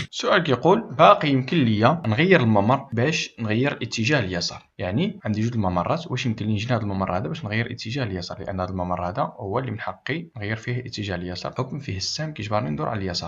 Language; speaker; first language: Arabic; native; Arabic